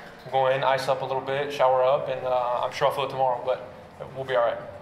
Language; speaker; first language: English; early bilingual, other home language; Spanish